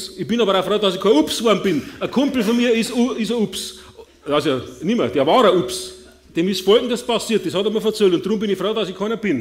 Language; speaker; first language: German; native; German